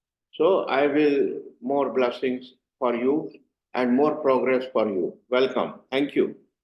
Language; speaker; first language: English; non-native, learner; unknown